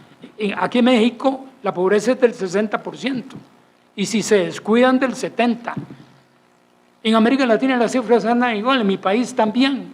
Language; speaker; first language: Spanish; native; Spanish